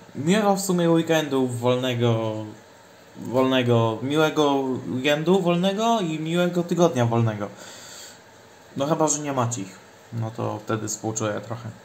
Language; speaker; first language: Polish; native; Polish